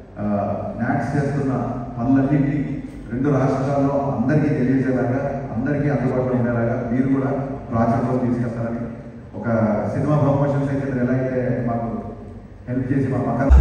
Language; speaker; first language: Telugu; native; Telugu